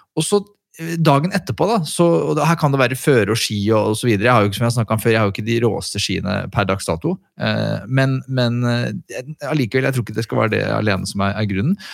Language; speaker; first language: Norwegian; native; Norwegian